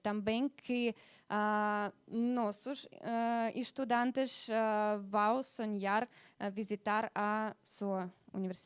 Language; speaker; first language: Portuguese; non-native, fluent; Russian